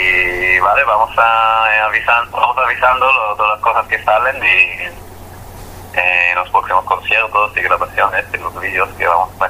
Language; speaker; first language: Spanish; non-native, fluent; Hebrew